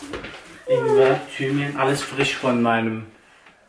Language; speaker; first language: German; native; German